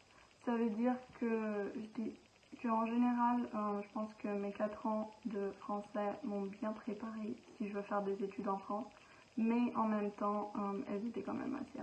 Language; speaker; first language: French; non-native, fluent; Slovenian